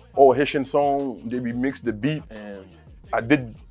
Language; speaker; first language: English; early bilingual, other home language; Haitian Creole